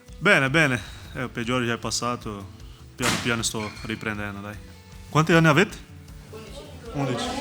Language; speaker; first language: Italian; non-native, fluent; Portuguese